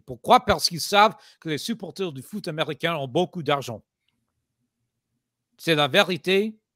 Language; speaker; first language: French; non-native, fluent; English